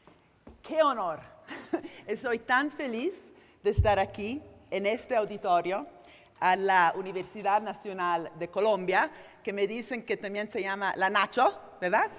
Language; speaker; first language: Spanish; non-native, fluent; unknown